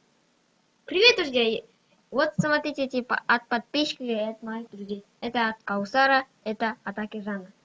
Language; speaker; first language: Russian; non-native, local second language; Kazakh